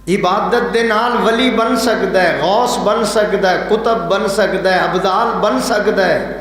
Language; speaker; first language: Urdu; non-native, local second language; Punjabi